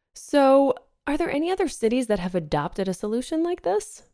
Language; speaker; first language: English; native; English